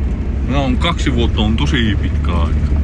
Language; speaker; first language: Finnish; non-native, learner; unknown